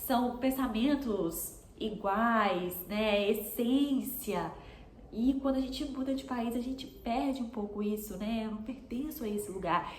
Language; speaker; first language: Portuguese; native; Portuguese